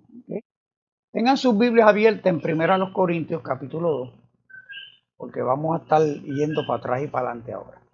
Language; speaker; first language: Spanish; native; Spanish